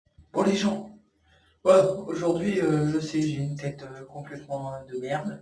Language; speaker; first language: French; native; French